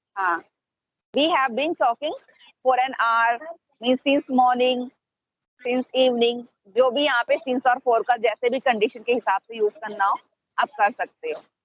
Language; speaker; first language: Hindi; native; Hindi